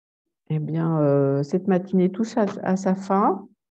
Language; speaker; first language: French; native; French